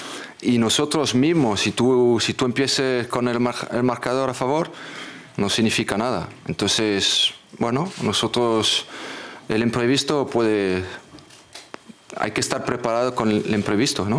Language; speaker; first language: Spanish; non-native, fluent; French